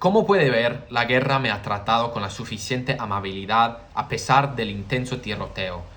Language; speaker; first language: Spanish; non-native, learner; English